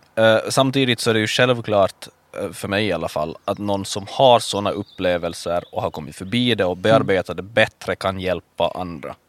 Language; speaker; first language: Swedish; native; Swedish